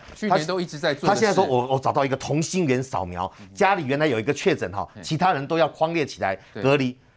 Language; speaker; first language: Chinese; native; Chinese